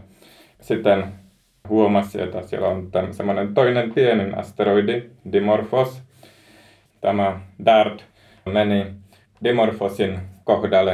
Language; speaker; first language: Finnish; non-native, learner; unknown